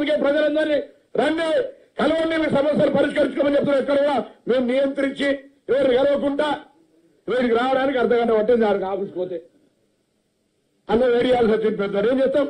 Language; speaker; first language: Telugu; native; Telugu